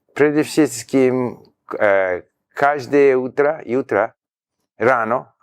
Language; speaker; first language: Polish; non-native, learner; English